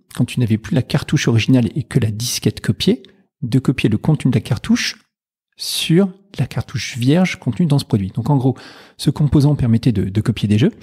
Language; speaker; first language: French; native; French